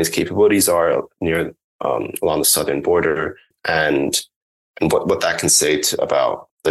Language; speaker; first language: English; non-native, local second language; Cantonese